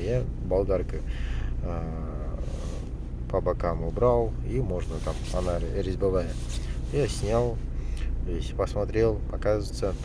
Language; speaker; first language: Russian; non-native, local second language; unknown